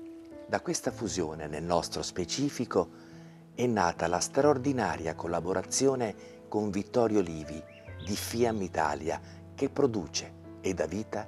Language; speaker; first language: Italian; native; Italian